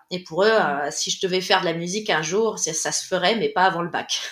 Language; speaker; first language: French; native; French